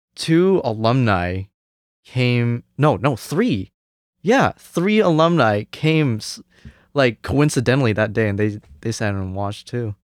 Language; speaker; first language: English; early bilingual, other home language; Cantonese